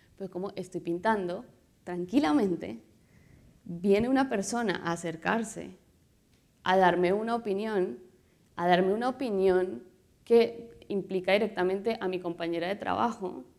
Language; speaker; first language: Spanish; native; Spanish